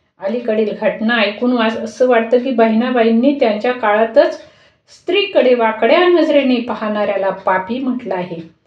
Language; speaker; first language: Marathi; native; Marathi